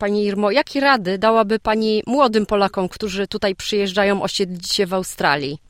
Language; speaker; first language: Polish; native; Polish